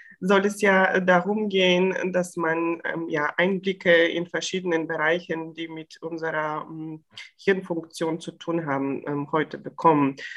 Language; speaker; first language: German; non-native, fluent; Bulgarian